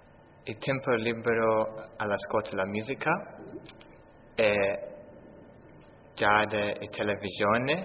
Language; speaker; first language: Italian; non-native, learner; English